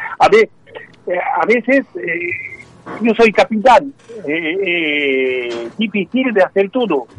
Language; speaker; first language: Spanish; non-native, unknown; French